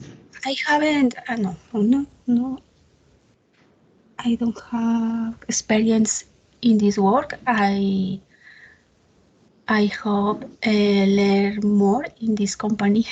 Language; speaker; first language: English; non-native, learner; Spanish